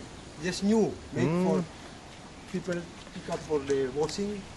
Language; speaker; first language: English; non-native, learner; Indonesian